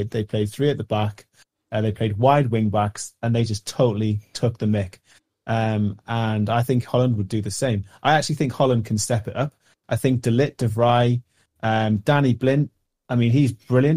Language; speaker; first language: English; native; English